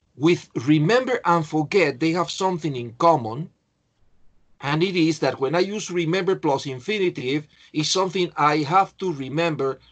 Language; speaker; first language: English; non-native, fluent; Spanish